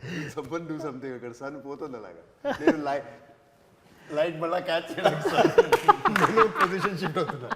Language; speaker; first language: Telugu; early bilingual, heritage; Telugu